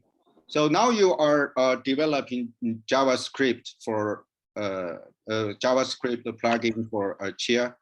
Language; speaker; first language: English; non-native, learner; Chinese